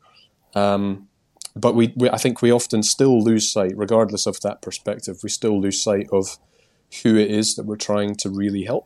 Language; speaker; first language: English; native; English